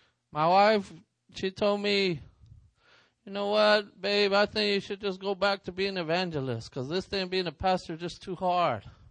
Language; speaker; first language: English; early bilingual, other home language; Spanish